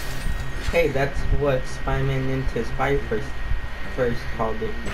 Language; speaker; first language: English; native; English